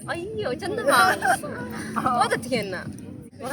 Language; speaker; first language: Chinese; non-native, fluent; Urdu